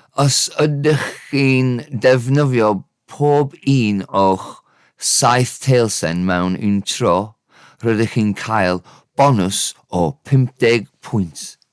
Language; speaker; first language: Welsh; non-native, local second language; English